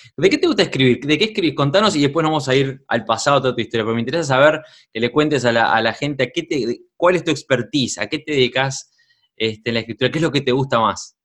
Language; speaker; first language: Spanish; native; Spanish